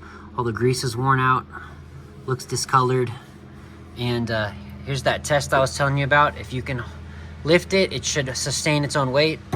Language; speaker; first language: English; native; English